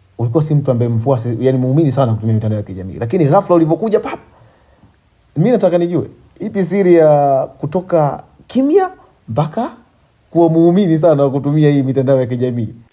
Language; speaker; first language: Swahili; native; Swahili